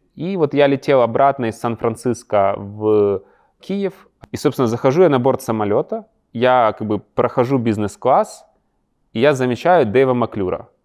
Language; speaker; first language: Russian; native; Russian